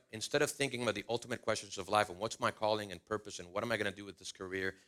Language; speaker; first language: English; early bilingual, other home language; Spanish